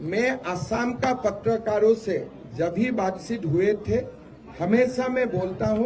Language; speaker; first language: Hindi; non-native, local second language; Assamese